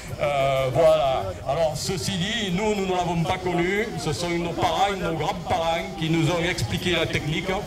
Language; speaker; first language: French; native; French